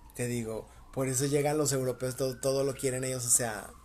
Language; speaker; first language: Spanish; native; Spanish